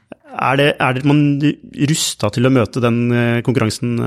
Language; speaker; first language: Norwegian; native; Norwegian